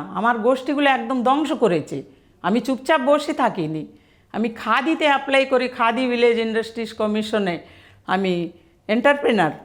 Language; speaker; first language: Bangla; non-native, fluent; Telugu